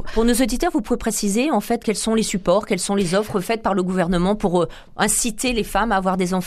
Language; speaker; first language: French; native; French